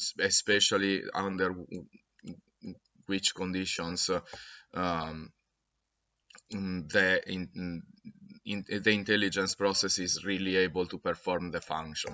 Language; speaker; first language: English; non-native, fluent; Italian